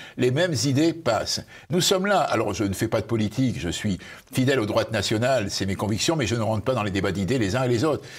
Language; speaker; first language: French; native; French